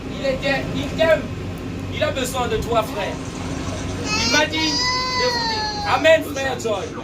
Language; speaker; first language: French; non-native, local second language; Lingala